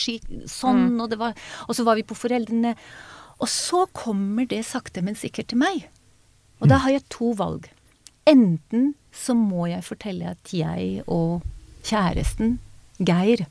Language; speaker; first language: Norwegian; non-native, fluent; Hebrew